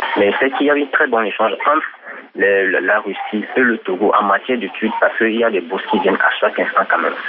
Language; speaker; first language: French; non-native, local second language; Ewe